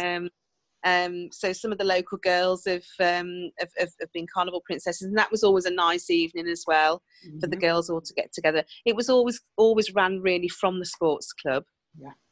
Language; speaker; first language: English; native; English